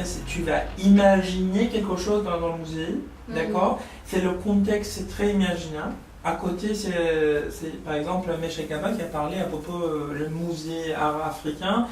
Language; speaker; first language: French; non-native, learner; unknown